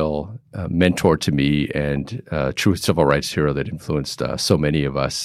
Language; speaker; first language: English; native; English